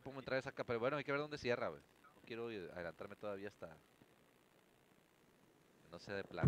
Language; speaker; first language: Spanish; native; Spanish